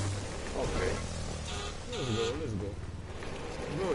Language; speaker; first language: English; non-native, learner; French